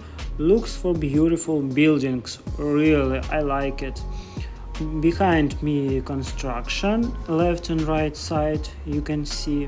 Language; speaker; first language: English; non-native, learner; Russian